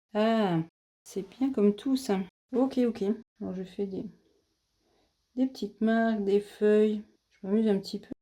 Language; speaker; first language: French; native; French